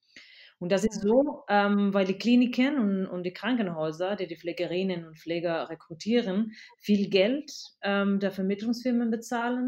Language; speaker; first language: German; non-native, fluent; Spanish